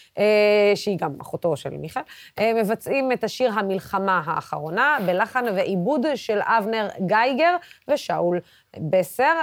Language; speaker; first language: Hebrew; non-native, local second language; Arabic